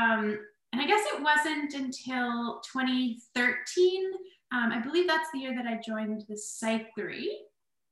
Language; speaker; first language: English; native; English